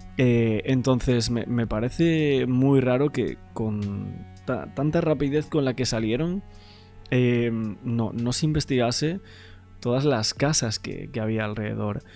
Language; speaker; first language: Spanish; native; Spanish